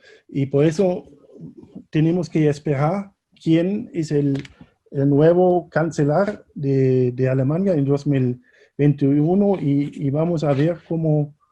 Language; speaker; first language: Spanish; non-native, fluent; German